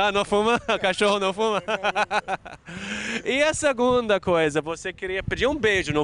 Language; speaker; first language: Portuguese; non-native, fluent; English